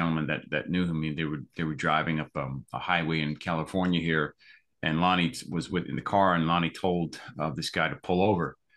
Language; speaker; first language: English; native; English